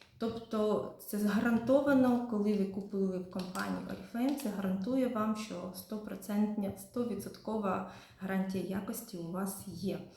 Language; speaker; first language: Ukrainian; non-native, local second language; Russian